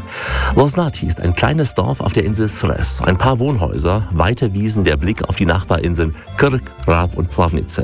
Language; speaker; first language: German; native; German